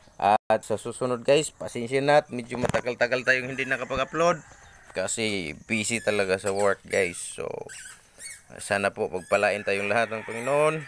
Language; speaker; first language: Filipino; non-native, local second language; Cebuano